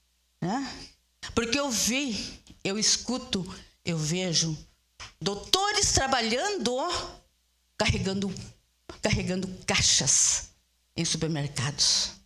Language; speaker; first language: Portuguese; early bilingual, other home language; Spanish